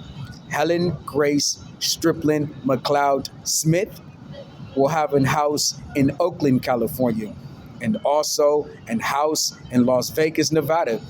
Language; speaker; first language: English; native; English